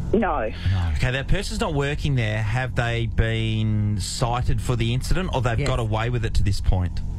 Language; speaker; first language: English; native; English